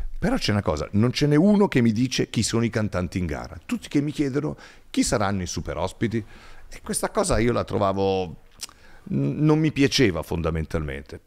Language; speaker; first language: Italian; native; Italian